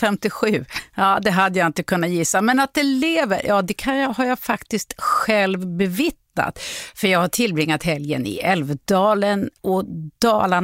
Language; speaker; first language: Swedish; native; Swedish